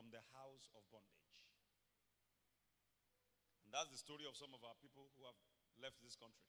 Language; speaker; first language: English; non-native, local second language; Yoruba